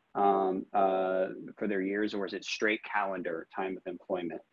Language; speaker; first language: English; native; English